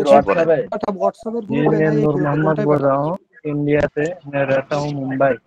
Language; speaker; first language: Hindi; non-native, local second language; Bangla